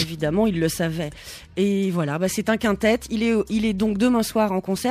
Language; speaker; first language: French; native; French